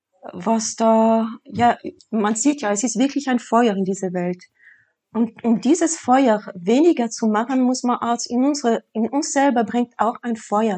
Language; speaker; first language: German; non-native, fluent; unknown